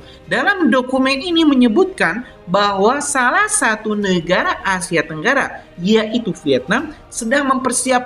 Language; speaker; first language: Indonesian; native; Indonesian